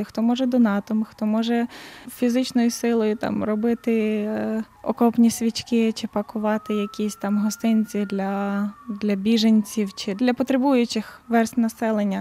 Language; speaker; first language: Ukrainian; native; Ukrainian